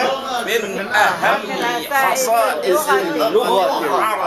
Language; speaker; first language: Arabic; non-native, learner; Indonesian